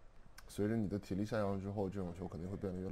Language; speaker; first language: Chinese; native; Chinese